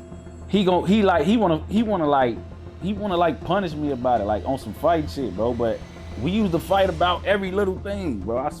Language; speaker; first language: English; native; English